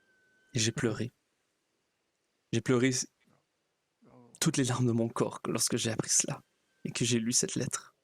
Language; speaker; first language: French; native; French